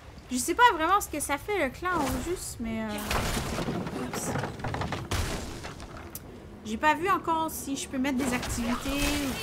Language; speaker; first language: French; native; French